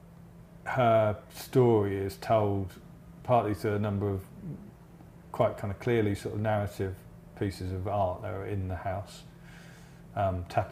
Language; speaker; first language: English; native; English